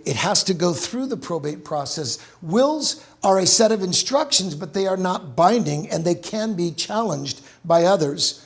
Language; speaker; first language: English; native; English